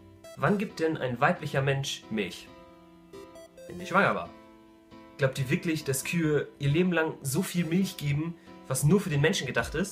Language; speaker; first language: German; native; German